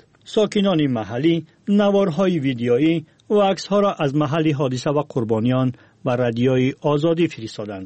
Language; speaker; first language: Persian; native; Persian